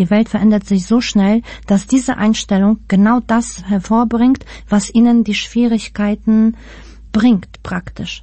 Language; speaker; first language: German; early bilingual, other home language; Polish